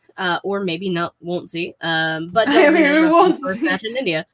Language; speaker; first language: English; native; English